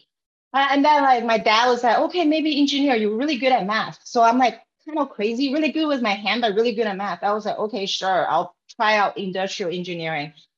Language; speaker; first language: English; non-native, fluent; Chinese